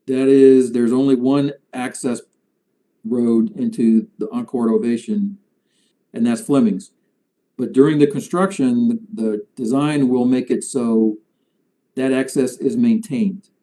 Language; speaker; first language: English; native; English